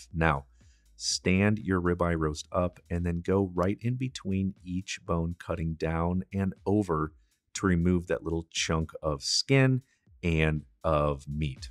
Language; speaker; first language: English; native; English